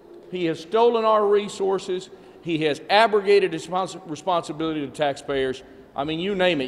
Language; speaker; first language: English; early bilingual, other home language; Spanish